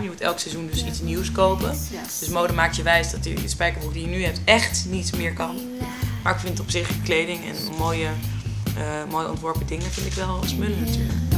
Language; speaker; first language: Dutch; native; Dutch